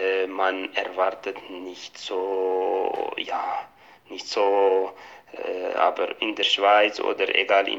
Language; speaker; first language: German; non-native, fluent; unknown